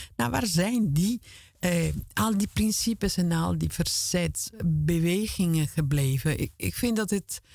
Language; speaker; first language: Dutch; non-native, fluent; Italian